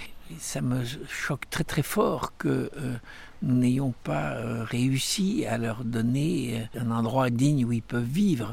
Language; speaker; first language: French; native; French